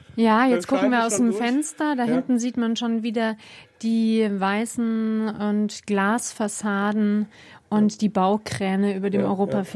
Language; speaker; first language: German; native; German